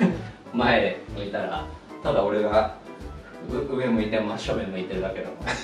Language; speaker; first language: Japanese; native; Japanese